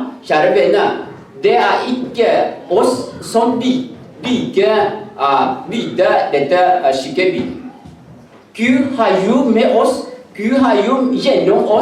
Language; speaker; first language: Norwegian; non-native, learner; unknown